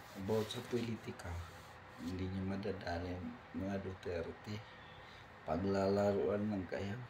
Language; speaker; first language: Filipino; non-native, local second language; Cebuano